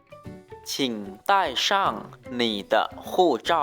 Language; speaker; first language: Chinese; non-native, learner; Lao